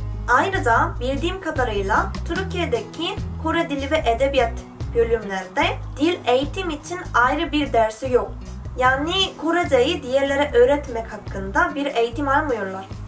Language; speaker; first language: Turkish; non-native, fluent; Korean